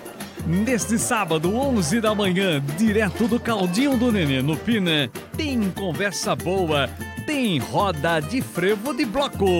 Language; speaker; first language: Portuguese; native; Portuguese